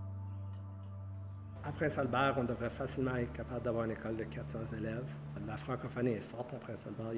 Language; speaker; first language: French; native; French